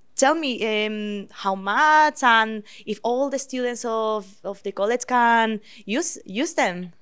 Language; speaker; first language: English; non-native, fluent; Spanish